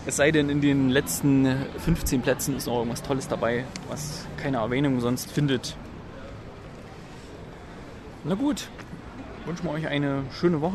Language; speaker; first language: German; native; German